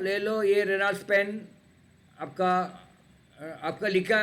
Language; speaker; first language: Hindi; non-native, local second language; Tamil